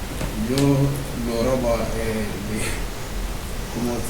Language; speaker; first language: Spanish; non-native, learner; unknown